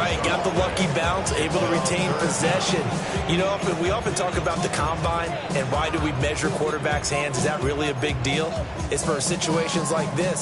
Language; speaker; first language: English; native; English